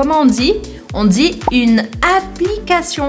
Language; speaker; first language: French; non-native, fluent; Portuguese